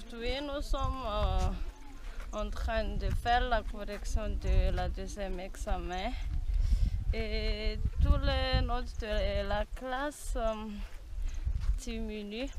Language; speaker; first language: French; non-native, local second language; Malagasy